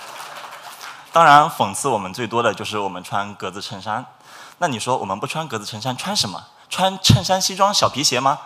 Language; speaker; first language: Chinese; native; Chinese